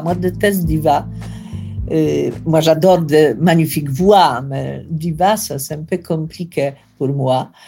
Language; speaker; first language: French; non-native, learner; Polish